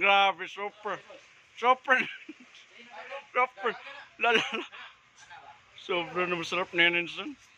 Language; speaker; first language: Filipino; non-native, local second language; Cebuano